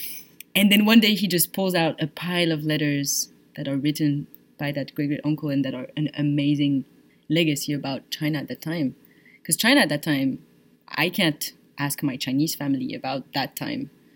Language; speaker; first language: English; non-native, fluent; French